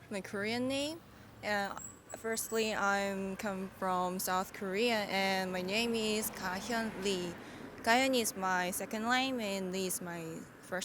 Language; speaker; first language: English; non-native, learner; Korean